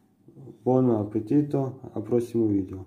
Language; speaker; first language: Italian; non-native, learner; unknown